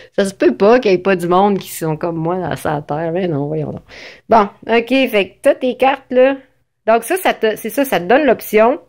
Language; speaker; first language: French; native; French